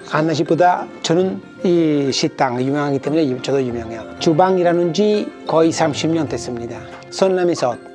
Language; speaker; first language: Korean; non-native, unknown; Italian